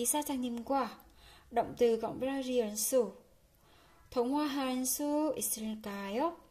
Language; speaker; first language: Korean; non-native, fluent; Vietnamese